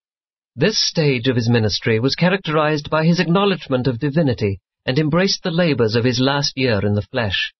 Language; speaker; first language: English; native; English